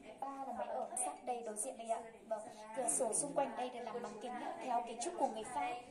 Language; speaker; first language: Vietnamese; non-native, local second language; Hmong